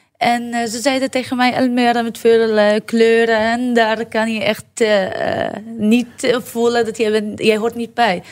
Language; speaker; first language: Dutch; non-native, learner; Arabic